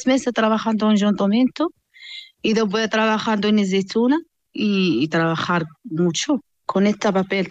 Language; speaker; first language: Spanish; non-native, learner; Arabic